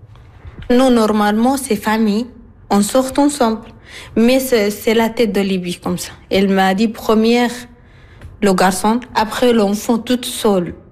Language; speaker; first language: French; non-native, learner; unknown